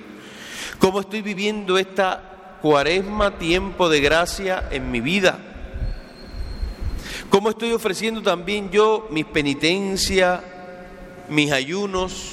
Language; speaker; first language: Spanish; native; Spanish